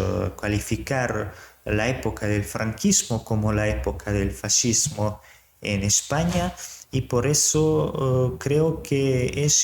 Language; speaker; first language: Spanish; non-native, fluent; Serbian